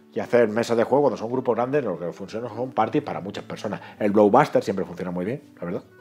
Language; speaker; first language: Spanish; native; Spanish